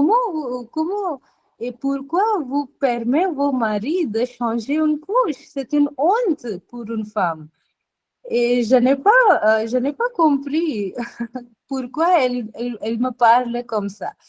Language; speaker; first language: French; non-native, fluent; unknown